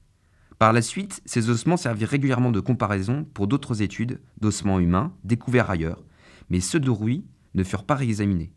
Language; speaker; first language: French; native; French